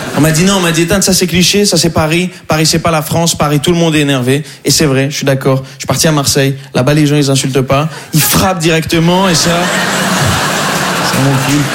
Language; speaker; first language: French; non-native, local second language; Arabic